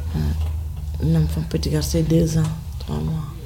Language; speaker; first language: French; non-native, local second language; Fula